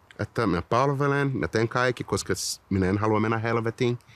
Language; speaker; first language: Finnish; non-native, learner; Portuguese